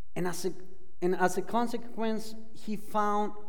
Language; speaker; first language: English; non-native, fluent; Spanish